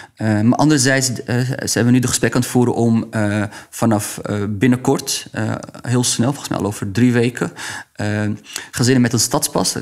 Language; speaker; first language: Dutch; early bilingual, other home language; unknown